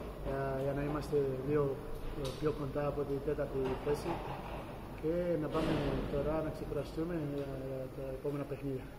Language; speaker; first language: Greek; non-native, fluent; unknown